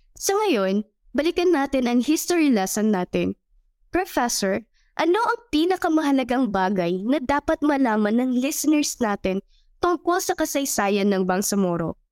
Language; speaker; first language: Filipino; native; Filipino